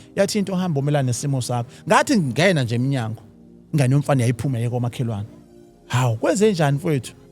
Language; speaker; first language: Zulu; native; Zulu